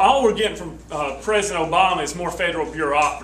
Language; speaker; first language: English; native; English